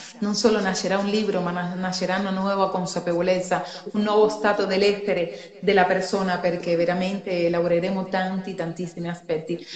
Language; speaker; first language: Italian; non-native, fluent; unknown